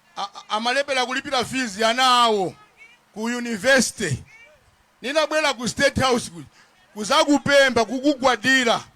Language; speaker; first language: Nyanja; non-native, local second language; Tumbuka